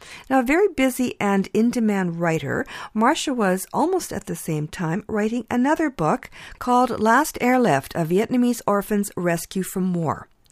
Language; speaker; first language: English; early bilingual, other home language; Ukrainian